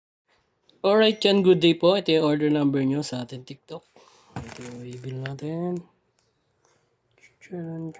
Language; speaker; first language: Filipino; native; Filipino